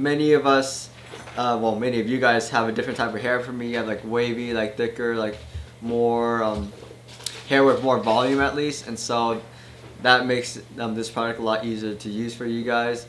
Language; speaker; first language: English; native; English